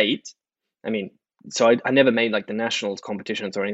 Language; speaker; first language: English; native; English